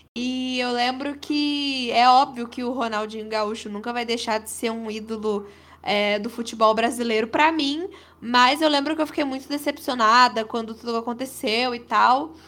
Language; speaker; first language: Portuguese; native; Portuguese